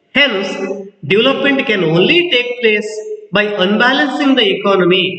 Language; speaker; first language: English; non-native, local second language; Kannada